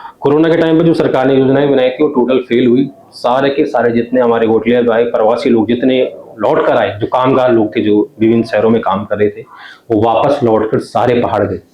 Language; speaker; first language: Hindi; non-native, local second language; Garhwali